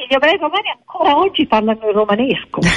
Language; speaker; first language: Italian; native; Italian